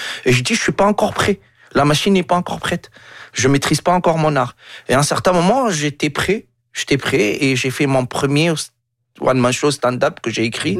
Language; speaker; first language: French; non-native, local second language; Arabic